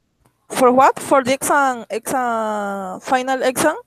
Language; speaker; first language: English; non-native, learner; Spanish